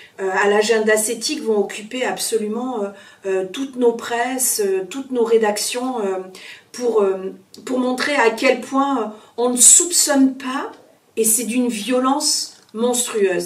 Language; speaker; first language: French; native; French